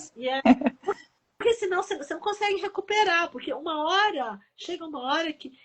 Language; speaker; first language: Portuguese; early bilingual, other home language; Chinese